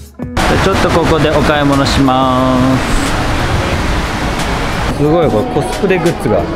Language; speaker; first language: Japanese; native; Japanese